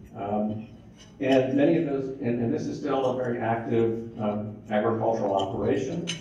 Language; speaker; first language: English; native; English